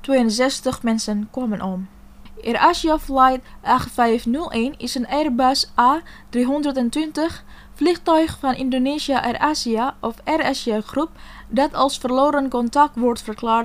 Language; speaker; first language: Dutch; non-native, fluent; Indonesian